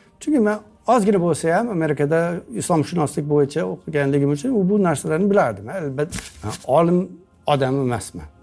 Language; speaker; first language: Uzbek; non-native, fluent; English